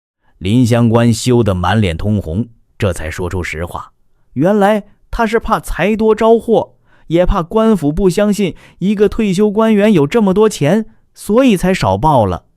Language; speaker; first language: Chinese; native; Chinese